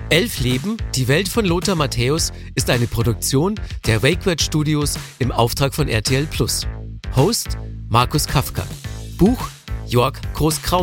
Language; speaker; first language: German; native; German